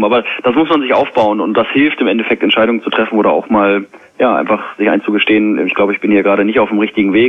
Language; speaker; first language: German; native; German